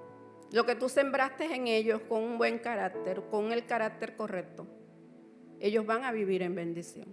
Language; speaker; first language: Spanish; native; Spanish